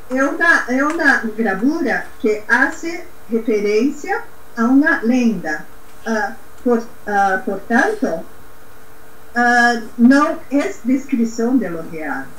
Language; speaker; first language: Spanish; non-native, learner; Portuguese